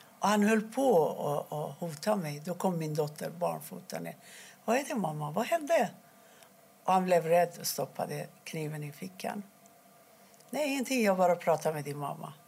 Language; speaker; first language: Swedish; non-native, fluent; Persian